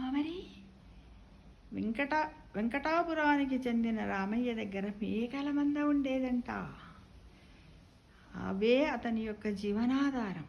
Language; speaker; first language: Telugu; native; Telugu